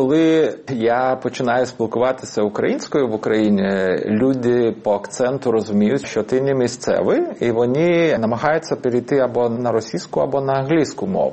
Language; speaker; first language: Ukrainian; non-native, fluent; Lithuanian